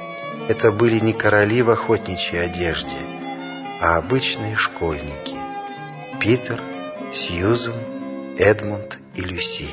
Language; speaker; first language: Russian; native; Russian